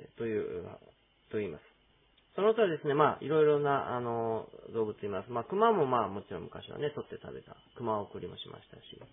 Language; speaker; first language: Japanese; native; Japanese